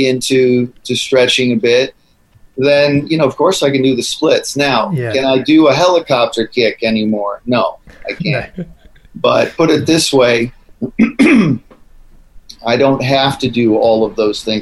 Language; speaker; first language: English; native; English